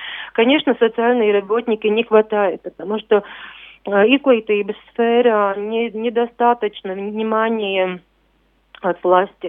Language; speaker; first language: Russian; non-native, local second language; Latvian